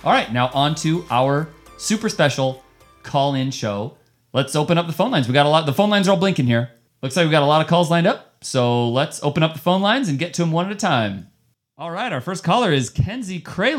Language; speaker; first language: English; native; English